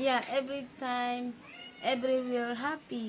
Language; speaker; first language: English; non-native, learner; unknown